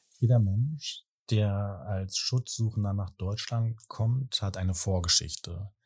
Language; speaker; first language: German; native; German